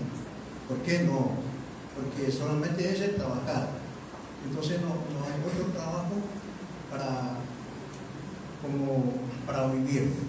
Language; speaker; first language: Spanish; non-native, local second language; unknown